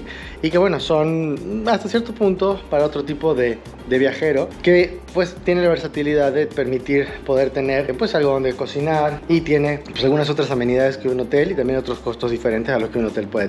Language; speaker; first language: Spanish; native; Spanish